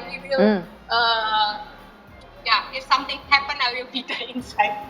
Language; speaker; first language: English; non-native, learner; Indonesian